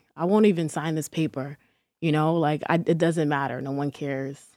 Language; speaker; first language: English; native; English